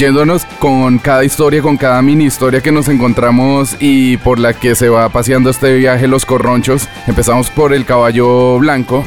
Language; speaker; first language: Spanish; native; Spanish